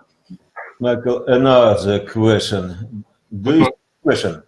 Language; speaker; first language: English; non-native, learner; Russian